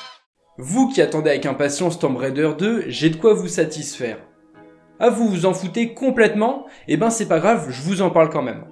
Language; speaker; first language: French; native; French